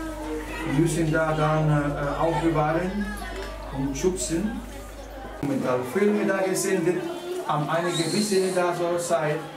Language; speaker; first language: German; non-native, learner; Spanish